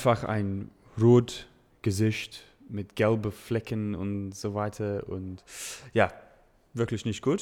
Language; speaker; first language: German; non-native, learner; English